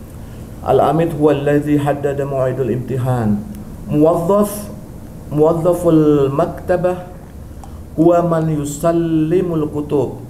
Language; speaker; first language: Arabic; non-native, learner; Indonesian